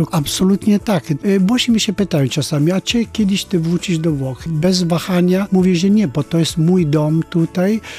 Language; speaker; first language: Polish; non-native, fluent; Italian